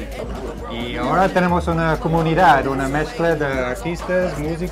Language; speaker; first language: Spanish; non-native, fluent; English